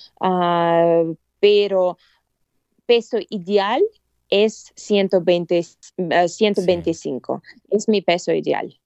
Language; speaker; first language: Spanish; non-native, fluent; Russian